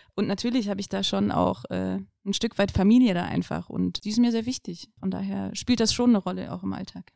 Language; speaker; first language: German; native; German